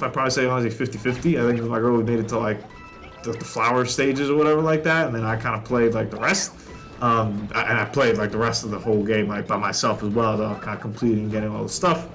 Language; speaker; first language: English; native; English